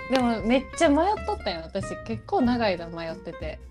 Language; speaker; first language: Japanese; early bilingual, heritage; Japanese